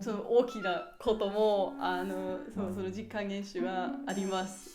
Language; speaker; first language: Japanese; non-native, learner; German